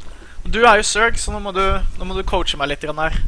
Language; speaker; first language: Norwegian; native; Norwegian